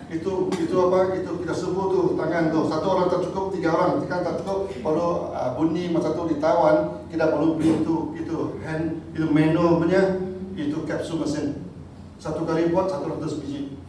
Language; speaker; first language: Malay; non-native, local second language; Chinese